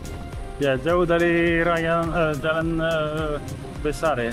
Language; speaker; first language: Indonesian; non-native, fluent; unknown